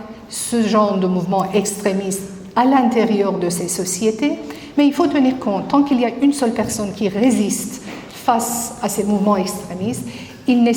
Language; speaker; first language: French; non-native, fluent; Persian